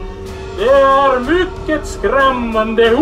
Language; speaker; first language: Swedish; non-native, local second language; Finnish